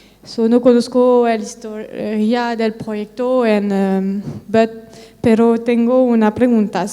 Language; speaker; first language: Spanish; non-native, learner; French